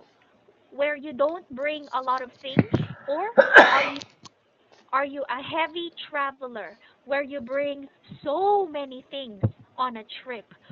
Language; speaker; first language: English; non-native, fluent; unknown